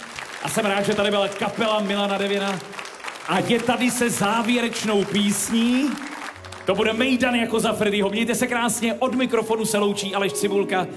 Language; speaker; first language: Czech; native; Czech